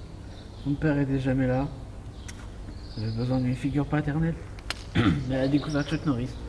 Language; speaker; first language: French; native; French